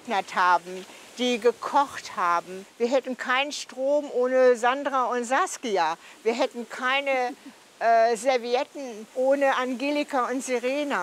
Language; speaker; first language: German; native; German